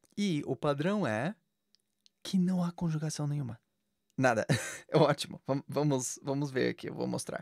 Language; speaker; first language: Portuguese; non-native, fluent; English